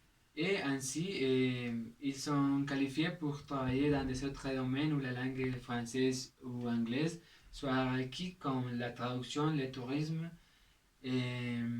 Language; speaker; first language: French; non-native, learner; Spanish